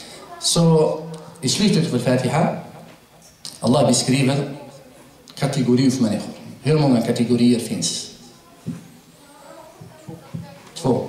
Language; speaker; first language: Swedish; non-native, fluent; Arabic